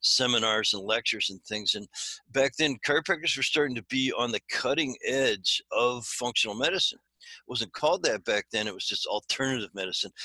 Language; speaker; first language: English; native; English